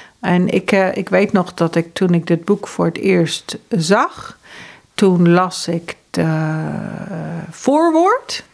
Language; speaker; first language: Dutch; early bilingual, heritage; Dutch